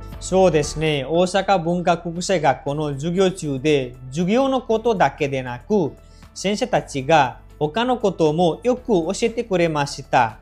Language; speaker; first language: Japanese; non-native, learner; Nepali